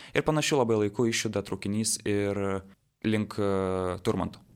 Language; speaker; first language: Lithuanian; native; Lithuanian